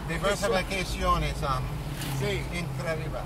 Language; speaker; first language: Spanish; non-native, learner; English